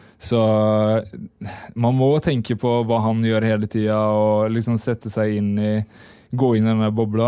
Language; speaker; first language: Norwegian; native; Norwegian